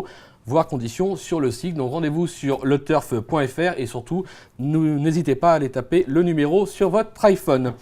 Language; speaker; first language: French; native; French